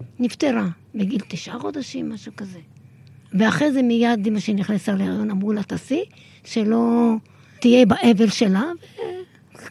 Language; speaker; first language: Hebrew; early bilingual, other home language; Arabic